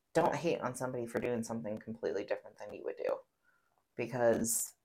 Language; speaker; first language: English; native; English